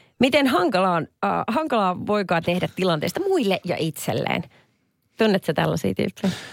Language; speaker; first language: Finnish; native; Finnish